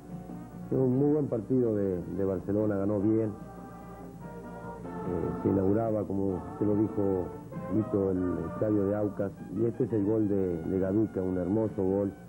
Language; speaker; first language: Spanish; native; Spanish